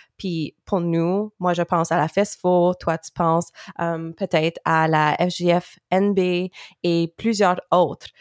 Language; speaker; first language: French; native; French